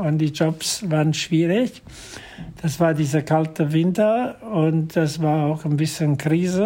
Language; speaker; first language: German; non-native, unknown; Italian